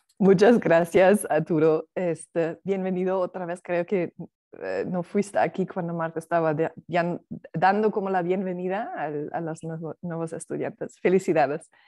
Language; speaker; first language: Spanish; non-native, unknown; German